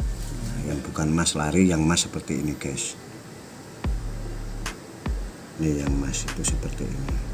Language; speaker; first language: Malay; non-native, local second language; Javanese